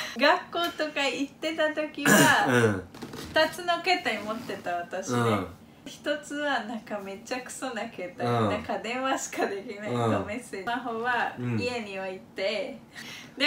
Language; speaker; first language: Japanese; non-native, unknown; Spanish